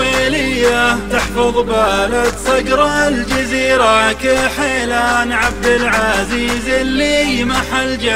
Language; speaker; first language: Arabic; native; Arabic